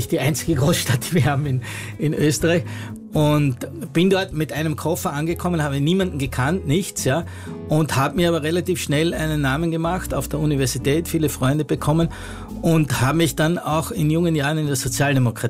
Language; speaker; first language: German; native; German